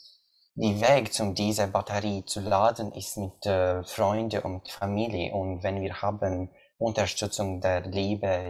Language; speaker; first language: German; non-native, learner; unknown